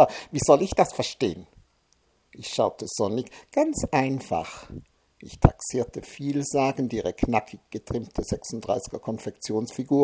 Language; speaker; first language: German; native; German